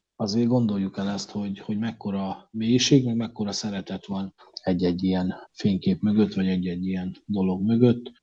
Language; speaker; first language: Hungarian; native; Hungarian